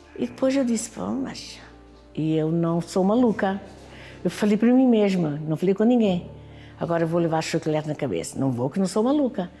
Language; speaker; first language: Portuguese; non-native, local second language; Kabuverdianu